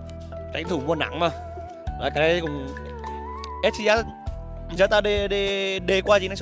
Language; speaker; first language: Vietnamese; native; Vietnamese